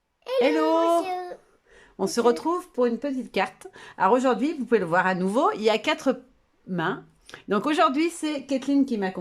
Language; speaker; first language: French; native; French